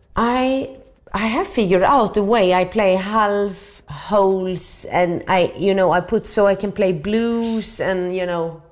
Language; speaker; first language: English; non-native, fluent; Swedish